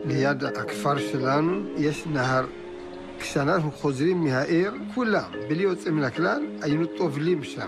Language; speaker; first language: Hebrew; non-native, fluent; Amharic